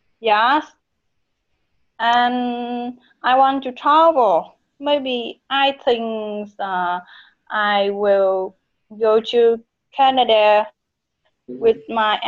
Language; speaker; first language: English; non-native, learner; Vietnamese